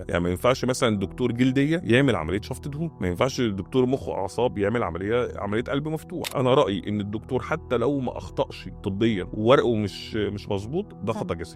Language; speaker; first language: Arabic; native; Arabic